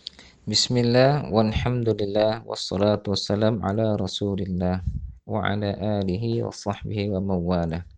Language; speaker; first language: Arabic; non-native, fluent; Indonesian